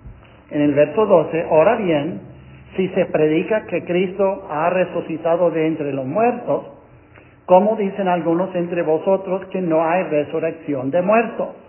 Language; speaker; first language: Spanish; non-native, fluent; English